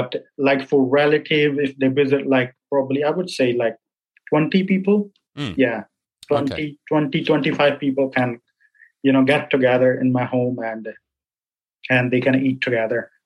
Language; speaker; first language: English; non-native, local second language; Punjabi